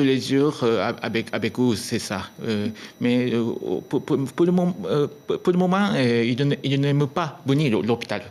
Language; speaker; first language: French; non-native, learner; Japanese